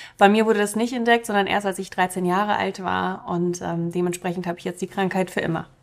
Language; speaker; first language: German; early bilingual, other home language; Russian